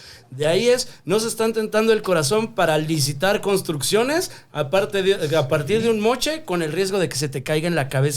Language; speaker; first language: Spanish; native; Spanish